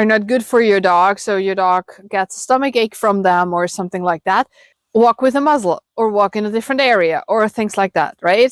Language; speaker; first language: English; non-native, fluent; German